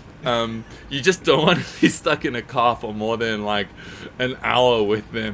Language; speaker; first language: English; native; English